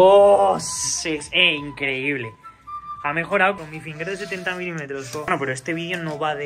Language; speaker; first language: Spanish; native; Spanish